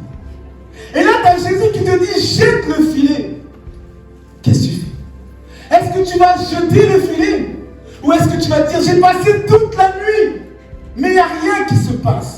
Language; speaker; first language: French; native; French